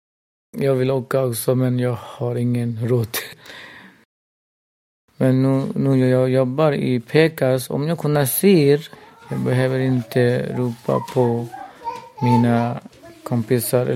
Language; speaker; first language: Swedish; non-native, local second language; Burmese